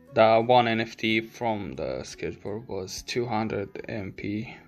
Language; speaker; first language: English; non-native, fluent; Romanian